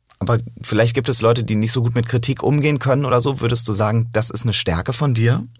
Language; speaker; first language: German; native; German